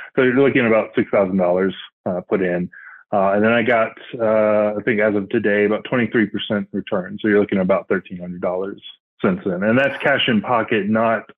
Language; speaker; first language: English; native; English